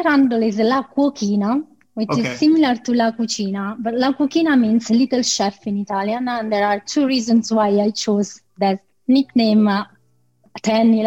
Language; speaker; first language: English; non-native, fluent; Italian